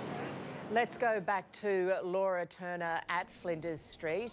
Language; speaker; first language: English; native; English